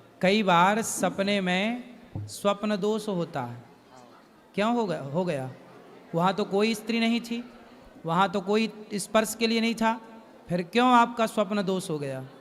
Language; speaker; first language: Hindi; native; Hindi